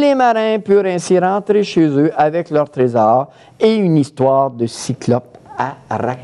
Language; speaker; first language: French; native; French